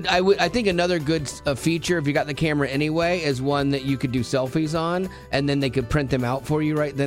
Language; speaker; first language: English; native; English